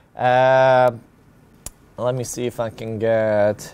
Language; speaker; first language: English; non-native, fluent; Hungarian